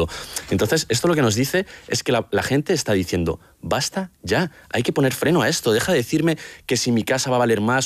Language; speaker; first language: Spanish; native; Spanish